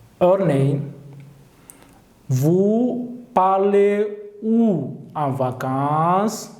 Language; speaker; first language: French; non-native, learner; Turkish